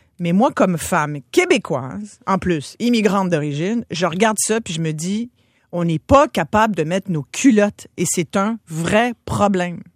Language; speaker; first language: French; native; French